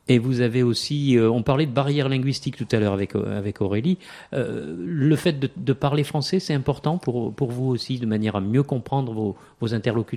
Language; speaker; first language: French; native; French